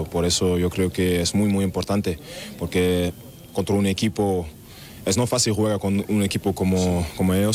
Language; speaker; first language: Spanish; non-native, learner; German